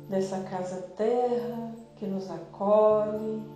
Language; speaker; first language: Portuguese; native; Portuguese